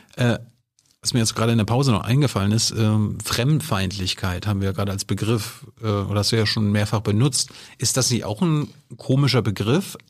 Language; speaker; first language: German; native; German